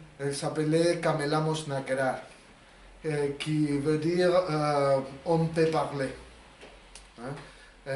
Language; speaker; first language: French; non-native, learner; Spanish